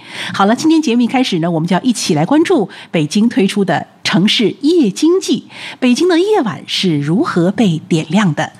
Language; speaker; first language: Chinese; native; Chinese